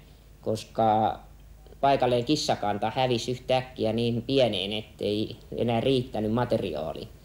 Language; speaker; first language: Finnish; native; Finnish